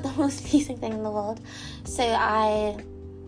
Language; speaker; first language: English; non-native, local second language; Tswana